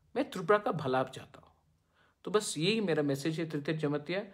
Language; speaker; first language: Hindi; non-native, local second language; Bangla